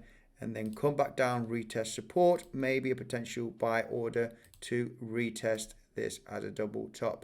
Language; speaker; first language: English; native; English